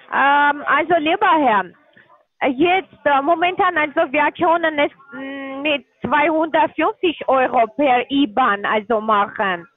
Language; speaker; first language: German; non-native, learner; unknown